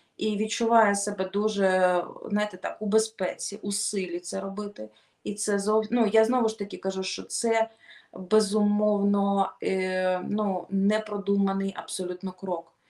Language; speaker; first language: Ukrainian; non-native, local second language; Russian